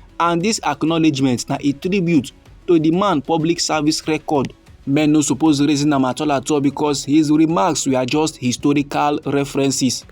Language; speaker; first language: Nigerian Pidgin; native; Nigerian Pidgin